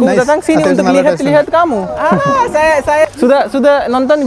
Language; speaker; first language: Indonesian; non-native, learner; Malayalam